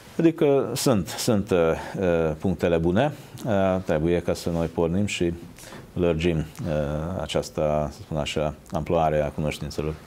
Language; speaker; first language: Romanian; non-native, fluent; Hungarian